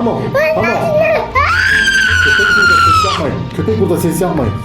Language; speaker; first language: Turkish; native; Turkish